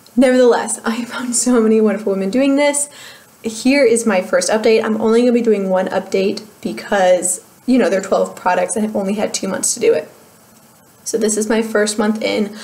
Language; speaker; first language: English; native; English